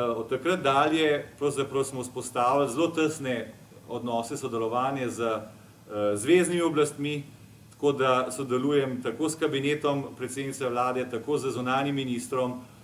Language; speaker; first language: Slovenian; native; Slovenian